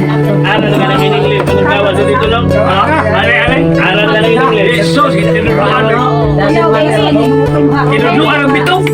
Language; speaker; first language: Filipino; non-native, local second language; Cebuano